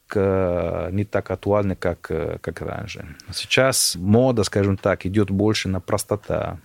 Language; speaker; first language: Russian; non-native, fluent; Italian